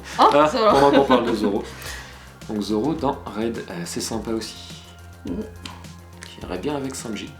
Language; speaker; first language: French; native; French